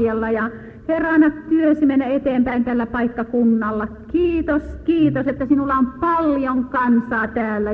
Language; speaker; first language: Finnish; native; Finnish